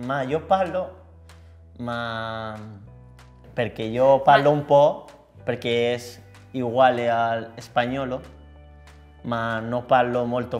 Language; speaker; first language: Italian; non-native, learner; Spanish